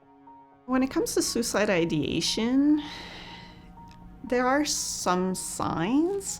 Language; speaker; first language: English; native; English